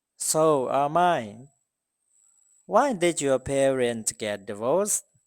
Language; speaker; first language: English; non-native, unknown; Burmese